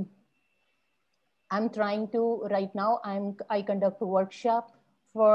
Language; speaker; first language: English; non-native, local second language; Punjabi